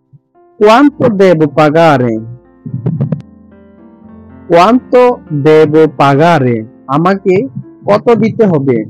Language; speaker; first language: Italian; non-native, learner; Bangla